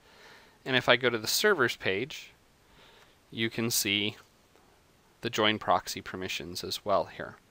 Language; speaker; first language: English; native; English